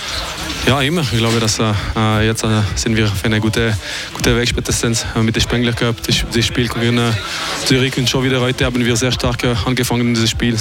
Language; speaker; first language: German; non-native, local second language; French